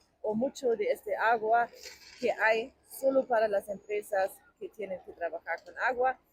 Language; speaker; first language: Spanish; non-native, fluent; German